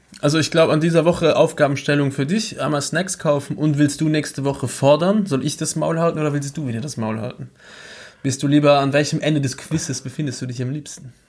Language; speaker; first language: German; native; German